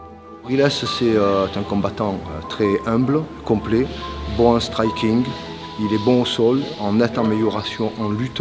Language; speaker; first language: French; native; French